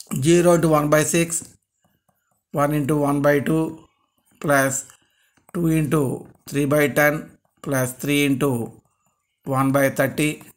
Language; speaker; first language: English; non-native, local second language; Telugu